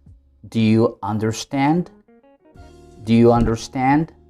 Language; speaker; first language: English; non-native, fluent; Spanish